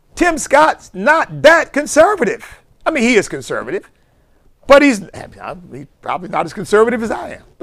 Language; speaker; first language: English; native; English